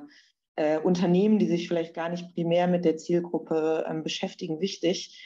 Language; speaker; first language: German; native; German